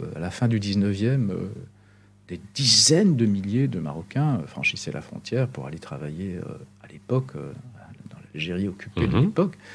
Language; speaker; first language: French; non-native, local second language; Arabic